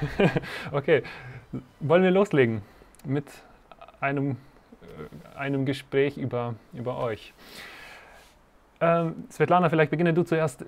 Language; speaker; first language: German; native; German